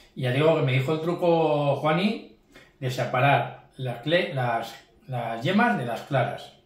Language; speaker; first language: Spanish; native; Spanish